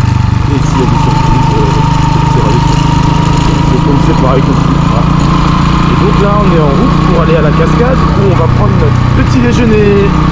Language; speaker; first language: French; native; French